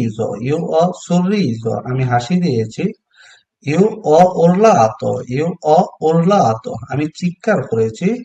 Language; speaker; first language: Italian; non-native, fluent; Bangla